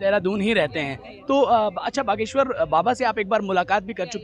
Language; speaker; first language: Hindi; native; Hindi